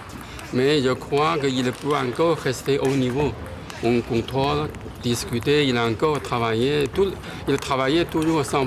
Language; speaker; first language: French; non-native, learner; Chinese